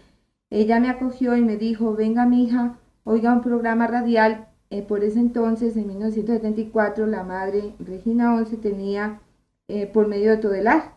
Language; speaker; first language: Spanish; native; Spanish